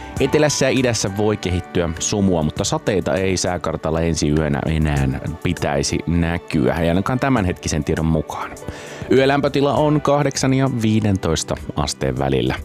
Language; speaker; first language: Finnish; native; Finnish